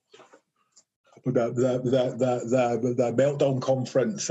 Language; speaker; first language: English; native; English